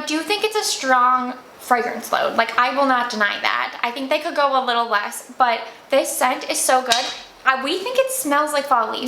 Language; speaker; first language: English; native; English